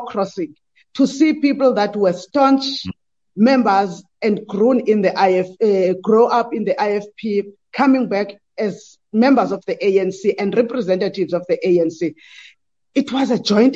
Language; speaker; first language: English; non-native, local second language; Xhosa